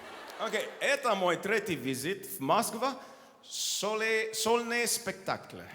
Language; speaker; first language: Russian; non-native, learner; French